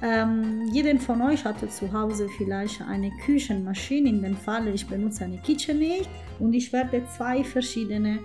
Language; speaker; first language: German; non-native, fluent; Italian